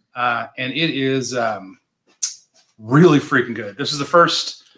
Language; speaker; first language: English; native; English